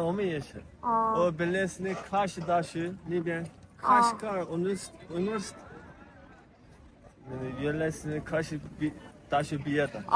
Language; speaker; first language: Chinese; non-native, local second language; Uyghur